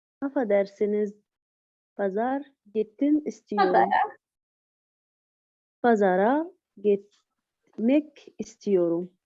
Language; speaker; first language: Turkish; non-native, learner; Arabic